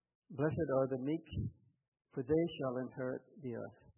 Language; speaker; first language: English; native; English